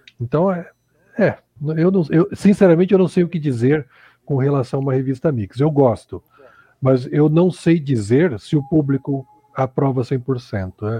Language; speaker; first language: Portuguese; native; Portuguese